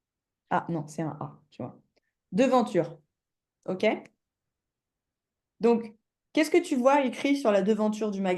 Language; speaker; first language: French; native; French